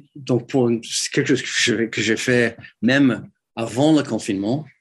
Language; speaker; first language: French; non-native, fluent; English